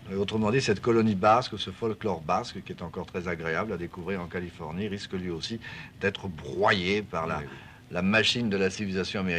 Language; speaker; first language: French; native; French